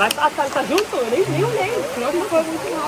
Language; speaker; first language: Portuguese; native; Portuguese